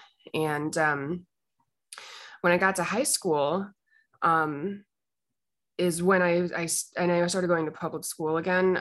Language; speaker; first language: English; native; English